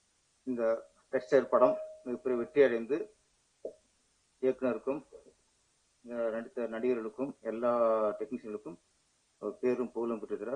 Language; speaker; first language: Tamil; native; Tamil